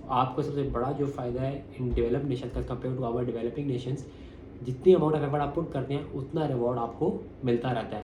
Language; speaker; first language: Urdu; non-native, local second language; Punjabi